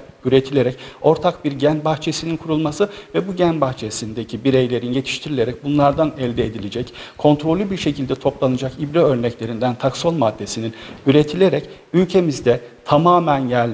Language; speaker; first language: Turkish; native; Turkish